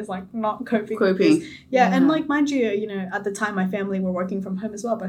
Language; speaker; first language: English; native; English